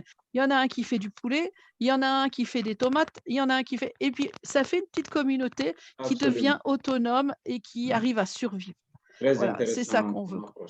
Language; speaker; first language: French; native; French